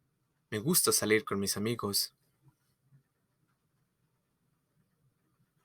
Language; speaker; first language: Spanish; non-native, fluent; English